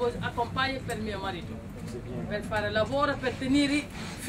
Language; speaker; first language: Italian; non-native, learner; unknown